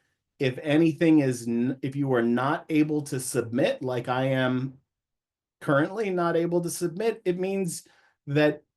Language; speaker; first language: English; native; English